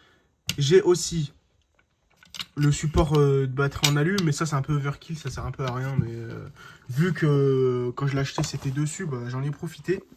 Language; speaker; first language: French; native; French